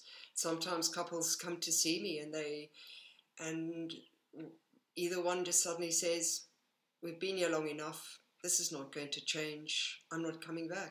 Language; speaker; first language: English; native; English